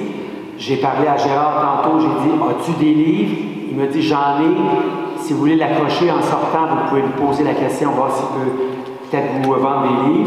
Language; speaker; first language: French; native; French